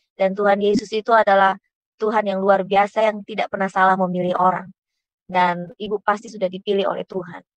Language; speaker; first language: Indonesian; native; Indonesian